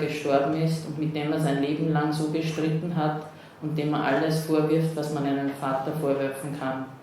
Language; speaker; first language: German; native; German